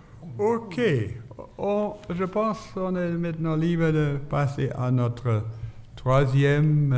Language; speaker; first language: French; non-native, fluent; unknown